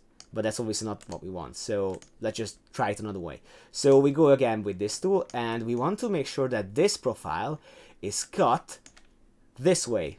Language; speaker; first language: English; non-native, fluent; Hungarian